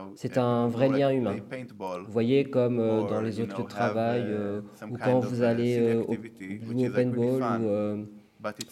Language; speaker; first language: French; non-native, fluent; Hebrew